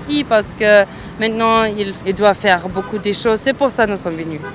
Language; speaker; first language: French; non-native, learner; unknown